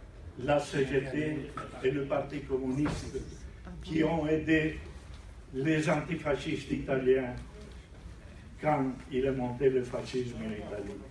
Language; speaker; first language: French; non-native, fluent; Italian